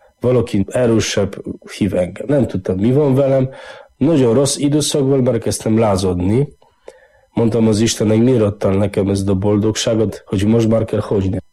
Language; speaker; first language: Hungarian; non-native, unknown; Polish